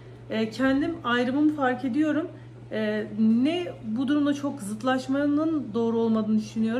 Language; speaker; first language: Turkish; native; Turkish